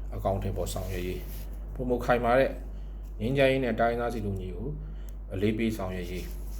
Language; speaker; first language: Burmese; non-native, local second language; Hakha Chin